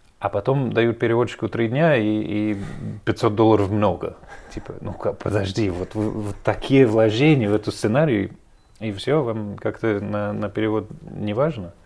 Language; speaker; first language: Russian; non-native, fluent; English